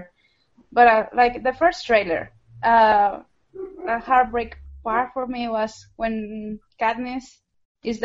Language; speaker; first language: English; non-native, fluent; Spanish